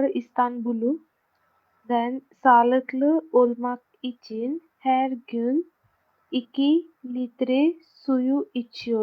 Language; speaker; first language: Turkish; non-native, learner; Urdu